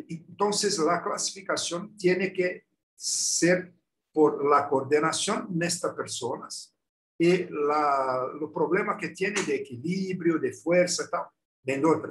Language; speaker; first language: Spanish; non-native, learner; Portuguese